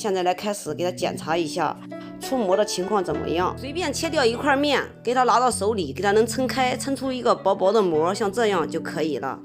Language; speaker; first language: Chinese; native; Chinese